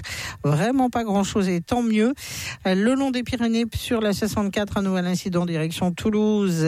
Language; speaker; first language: French; native; French